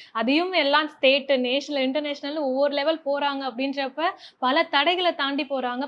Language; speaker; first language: Tamil; native; Tamil